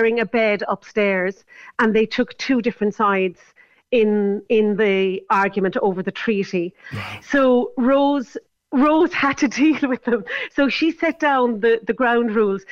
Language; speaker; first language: English; native; English